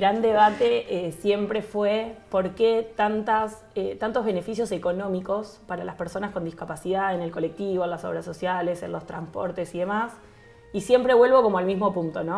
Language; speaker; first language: Spanish; native; Spanish